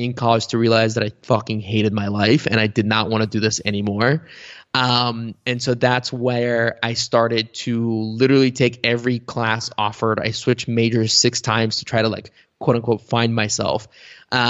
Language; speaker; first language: English; early bilingual, other home language; Bulgarian